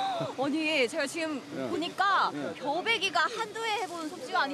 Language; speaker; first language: Korean; native; Korean